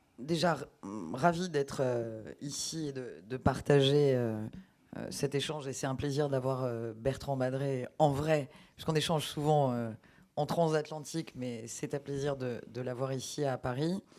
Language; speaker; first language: French; native; French